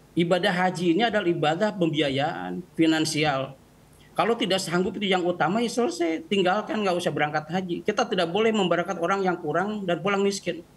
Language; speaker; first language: Indonesian; native; Indonesian